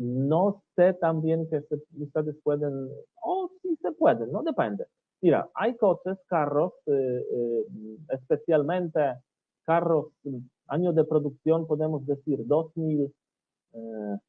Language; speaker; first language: Spanish; non-native, learner; Polish